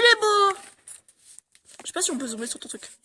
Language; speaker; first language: French; native; French